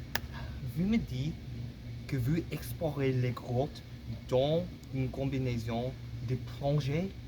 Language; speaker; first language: French; non-native, learner; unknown